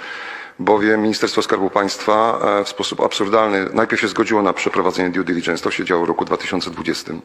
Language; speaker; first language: Polish; native; Polish